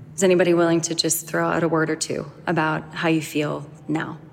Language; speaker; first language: English; native; English